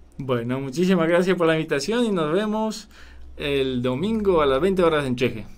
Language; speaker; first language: Spanish; non-native, fluent; Polish